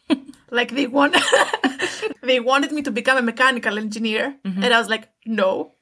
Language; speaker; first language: English; non-native, fluent; Greek